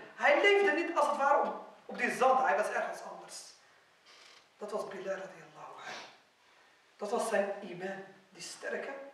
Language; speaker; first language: Dutch; non-native, fluent; Arabic